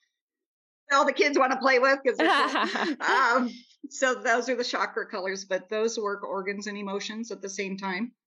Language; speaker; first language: English; native; English